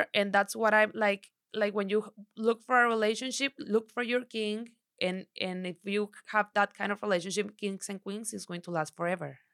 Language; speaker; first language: English; non-native, learner; Spanish